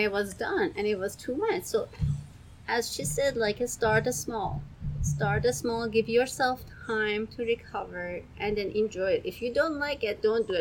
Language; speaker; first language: English; non-native, fluent; Persian